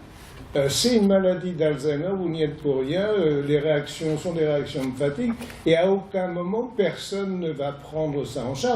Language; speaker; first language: French; native; French